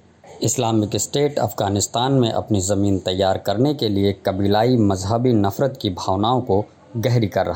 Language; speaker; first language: Hindi; native; Hindi